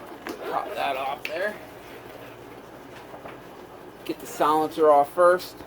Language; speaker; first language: English; native; English